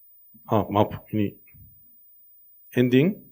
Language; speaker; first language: Indonesian; non-native, fluent; Korean